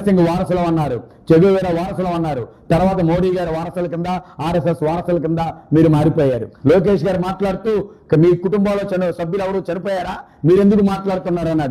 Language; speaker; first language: Telugu; native; Telugu